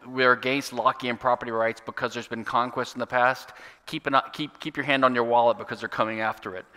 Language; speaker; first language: English; native; English